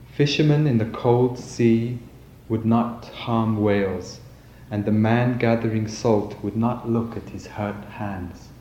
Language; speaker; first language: English; native; English